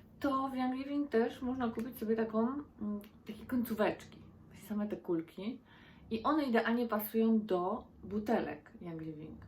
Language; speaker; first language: Polish; native; Polish